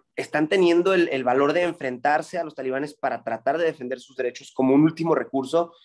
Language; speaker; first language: Spanish; native; Spanish